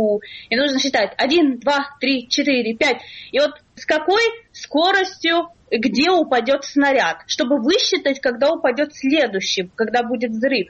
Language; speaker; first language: Russian; native; Russian